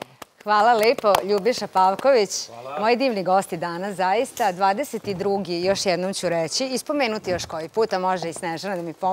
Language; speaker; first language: Serbian; native; Serbian